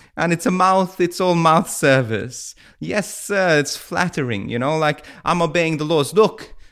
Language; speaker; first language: English; non-native, fluent; Maltese